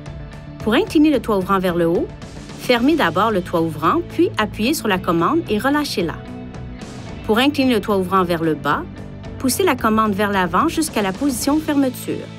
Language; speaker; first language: French; native; French